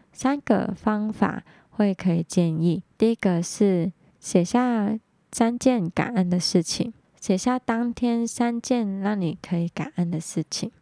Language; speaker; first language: Chinese; non-native, local second language; Cantonese